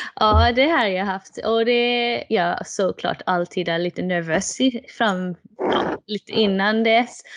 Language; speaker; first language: Swedish; non-native, fluent; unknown